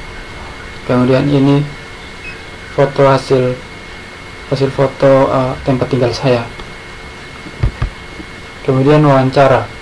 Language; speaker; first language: Indonesian; native; Indonesian